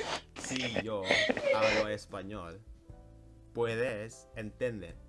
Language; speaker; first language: Spanish; non-native, learner; Indonesian